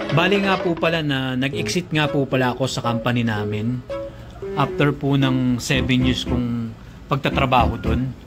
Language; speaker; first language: Filipino; native; Filipino